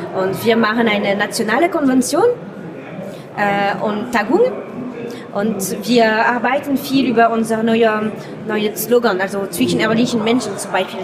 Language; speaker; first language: German; non-native, learner; French